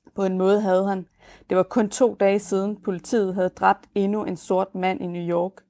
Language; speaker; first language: Danish; native; Danish